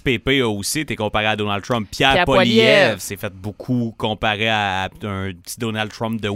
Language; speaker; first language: French; native; French